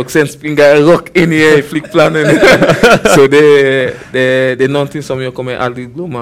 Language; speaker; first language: Swedish; non-native, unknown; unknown